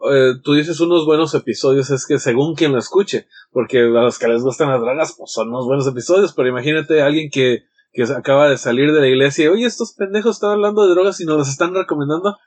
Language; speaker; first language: Spanish; early bilingual, heritage; Spanish